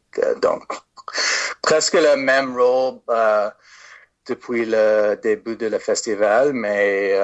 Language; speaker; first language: French; non-native, fluent; English